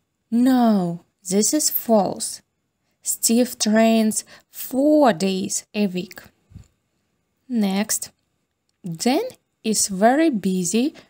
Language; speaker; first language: English; non-native, fluent; Ukrainian